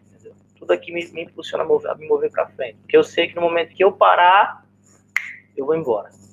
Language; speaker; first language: Portuguese; native; Portuguese